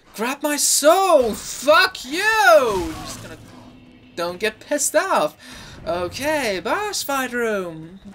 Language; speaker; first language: English; non-native, fluent; Persian